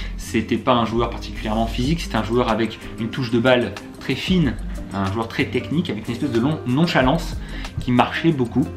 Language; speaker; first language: French; native; French